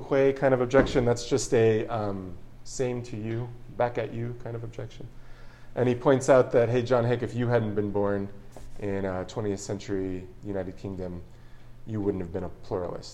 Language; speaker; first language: English; native; English